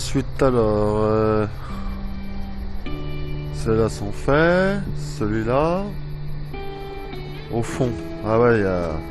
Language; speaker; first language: French; native; French